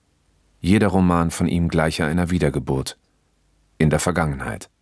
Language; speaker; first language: German; native; German